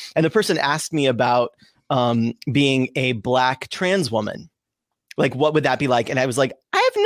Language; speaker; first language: English; native; English